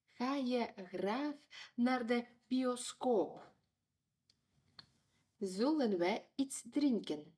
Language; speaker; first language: Dutch; non-native, fluent; Ukrainian